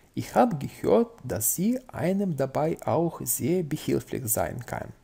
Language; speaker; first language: German; non-native, fluent; Russian